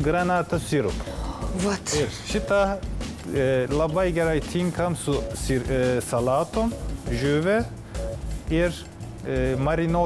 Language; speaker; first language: Lithuanian; non-native, learner; Turkish